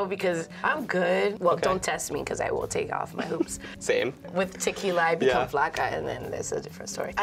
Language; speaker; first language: English; native; English